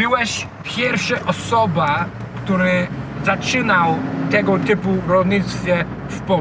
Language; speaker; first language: Polish; non-native, learner; English